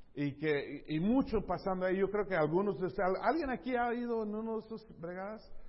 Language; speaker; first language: Spanish; early bilingual, heritage; Spanish